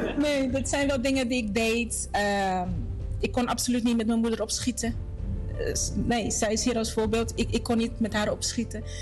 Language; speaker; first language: Dutch; non-native, fluent; Portuguese